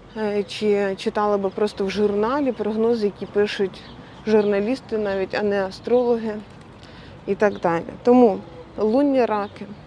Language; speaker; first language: Ukrainian; non-native, local second language; Russian